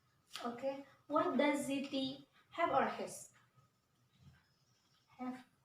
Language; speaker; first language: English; non-native, learner; Indonesian